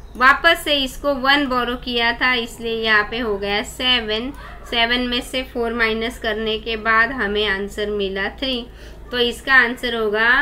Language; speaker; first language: Hindi; non-native, local second language; Marathi